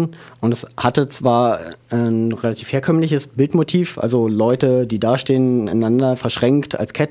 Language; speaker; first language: German; native; German